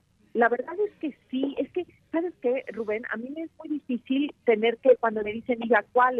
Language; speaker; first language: Spanish; native; Spanish